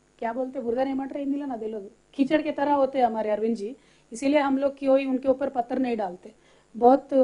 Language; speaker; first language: Hindi; non-native, local second language; Telugu